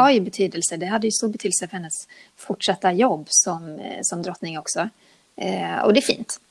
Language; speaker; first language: Swedish; native; Swedish